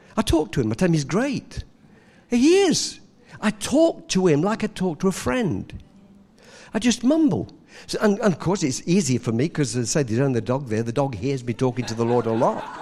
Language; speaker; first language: English; native; English